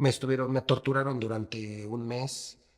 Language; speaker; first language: Spanish; native; Spanish